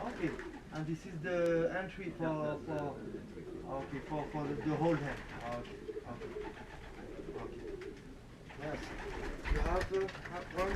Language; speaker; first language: English; non-native, learner; French